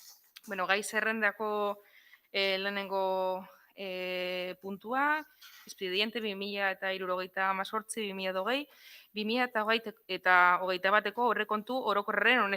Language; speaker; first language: Basque; non-native, local second language; Spanish